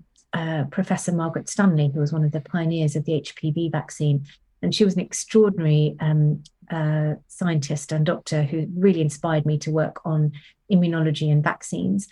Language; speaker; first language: English; non-native, local second language; Tamil